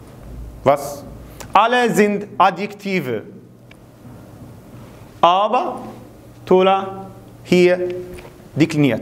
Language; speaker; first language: German; non-native, fluent; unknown